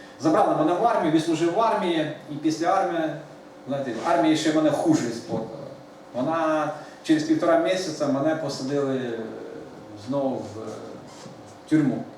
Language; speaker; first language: Ukrainian; early bilingual, other home language; Russian